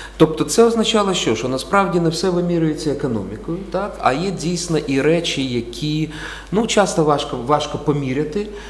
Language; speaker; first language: Ukrainian; non-native, local second language; Russian